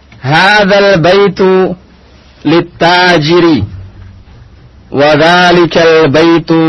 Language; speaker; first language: Arabic; non-native, fluent; Indonesian